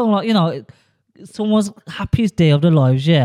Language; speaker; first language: English; native; English